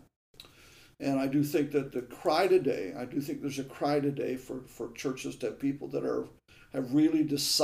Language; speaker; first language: English; native; English